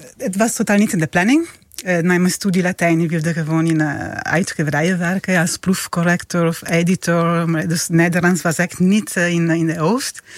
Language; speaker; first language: Dutch; non-native, fluent; Italian